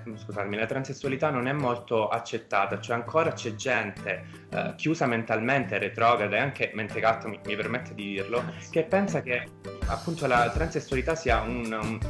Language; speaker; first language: Italian; native; Italian